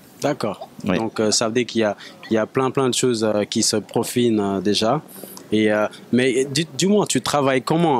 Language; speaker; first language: French; non-native, local second language; Wolof